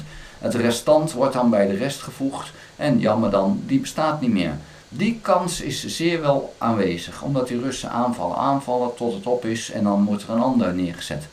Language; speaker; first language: Dutch; native; Dutch